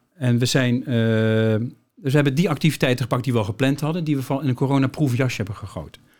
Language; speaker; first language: Dutch; native; Dutch